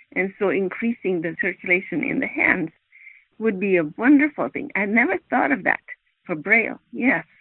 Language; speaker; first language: English; non-native, fluent; Swedish